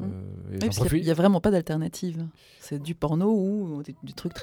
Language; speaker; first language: French; native; French